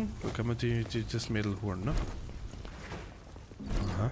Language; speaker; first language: German; native; German